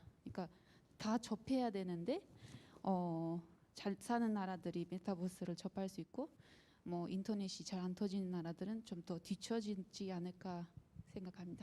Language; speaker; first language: Korean; non-native, fluent; Uzbek